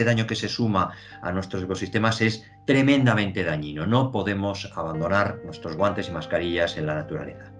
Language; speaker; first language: Spanish; native; Spanish